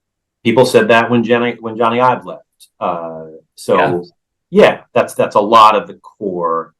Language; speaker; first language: English; native; English